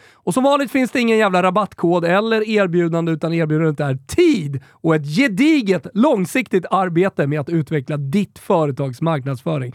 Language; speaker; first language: Swedish; native; Swedish